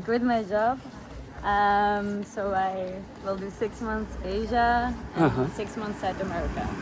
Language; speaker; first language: English; non-native, fluent; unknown